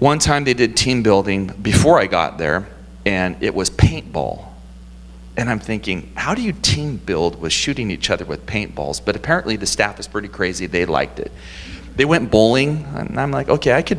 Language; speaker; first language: English; native; English